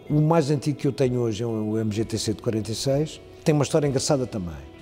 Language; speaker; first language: Portuguese; native; Portuguese